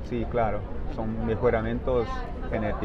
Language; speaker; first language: Spanish; non-native, fluent; Portuguese